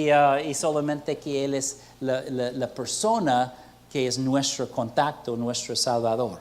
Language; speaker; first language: Spanish; non-native, fluent; English